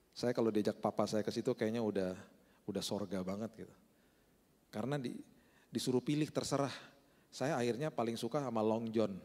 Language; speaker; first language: Indonesian; native; Indonesian